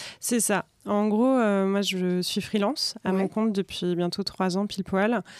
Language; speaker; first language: French; native; French